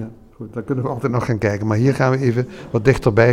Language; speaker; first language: Dutch; native; Dutch